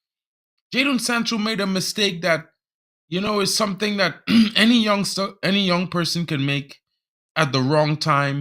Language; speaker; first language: English; native; English